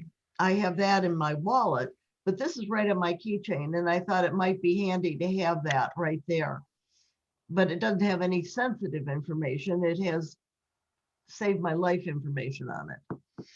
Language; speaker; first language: English; native; English